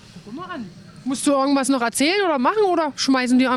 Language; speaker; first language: German; native; German